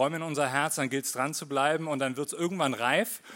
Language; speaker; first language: German; native; German